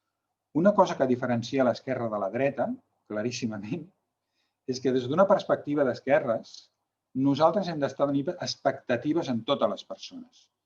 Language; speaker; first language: Catalan; native; Catalan